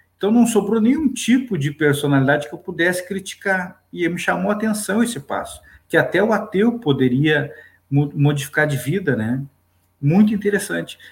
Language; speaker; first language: Portuguese; native; Portuguese